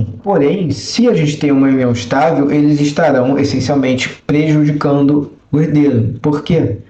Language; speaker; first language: Portuguese; native; Portuguese